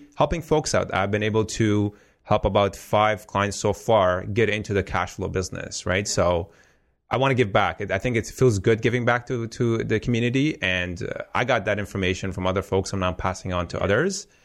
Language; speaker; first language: English; early bilingual, heritage; Persian